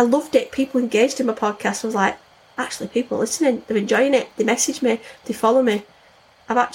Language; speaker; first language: English; native; English